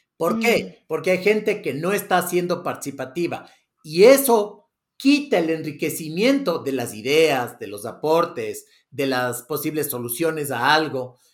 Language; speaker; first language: Spanish; native; Spanish